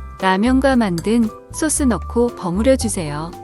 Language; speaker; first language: Korean; native; Korean